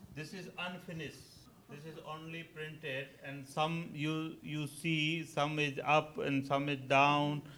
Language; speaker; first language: English; non-native, local second language; Kachhi